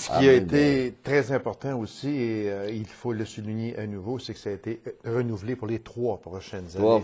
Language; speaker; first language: French; native; French